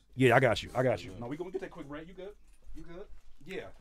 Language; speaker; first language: English; native; English